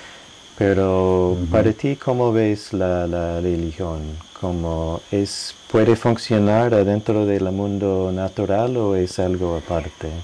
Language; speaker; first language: Spanish; non-native, fluent; English